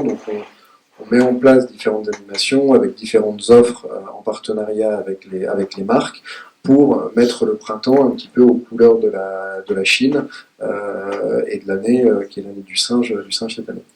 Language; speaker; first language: French; native; French